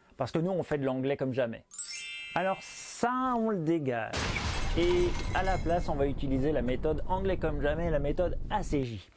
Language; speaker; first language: French; native; French